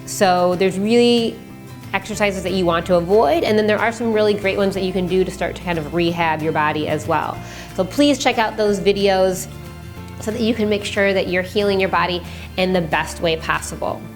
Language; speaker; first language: English; native; English